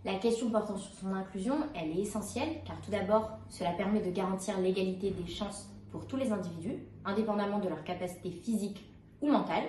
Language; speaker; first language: French; native; French